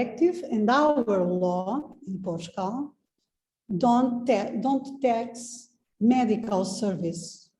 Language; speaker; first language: English; non-native, fluent; Portuguese